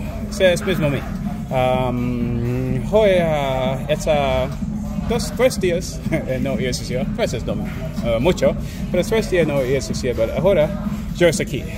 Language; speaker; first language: Spanish; non-native, learner; English